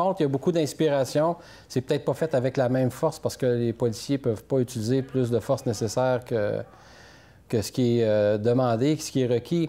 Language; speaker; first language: French; native; French